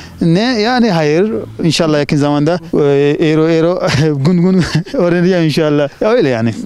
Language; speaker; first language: Turkish; non-native, fluent; Arabic